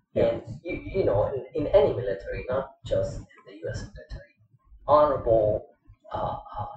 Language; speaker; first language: English; non-native, fluent; Arabic